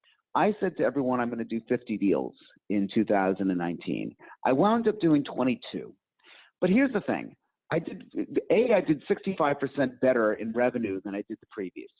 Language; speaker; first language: English; native; English